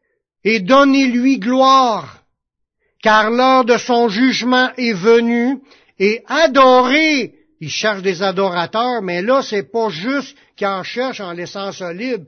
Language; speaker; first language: French; native; French